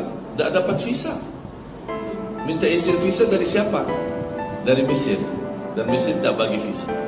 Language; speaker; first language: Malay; non-native, fluent; Arabic